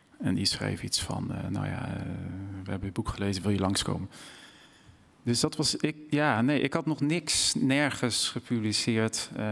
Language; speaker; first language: Dutch; native; Dutch